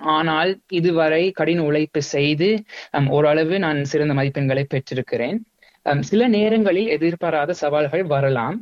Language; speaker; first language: Tamil; early bilingual, heritage; Tamil